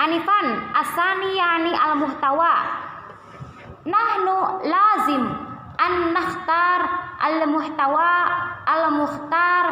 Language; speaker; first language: Arabic; non-native, learner; Indonesian